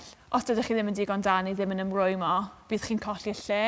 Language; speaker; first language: Welsh; native; Welsh